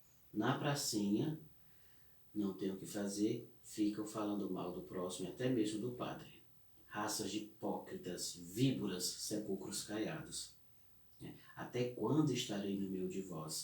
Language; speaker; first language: Portuguese; native; Portuguese